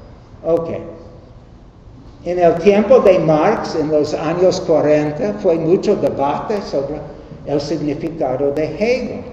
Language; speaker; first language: Spanish; non-native, learner; English